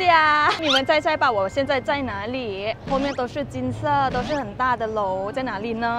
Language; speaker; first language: Chinese; non-native, fluent; Thai